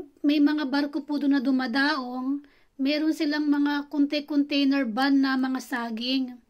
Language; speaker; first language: Filipino; native; Filipino